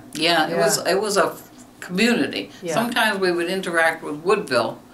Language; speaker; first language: English; native; English